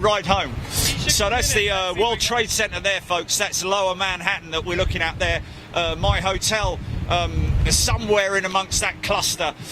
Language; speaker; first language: English; native; English